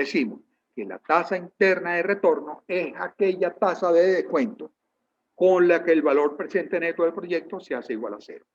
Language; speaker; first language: Spanish; native; Spanish